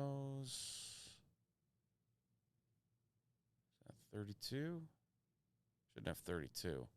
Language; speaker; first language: English; native; English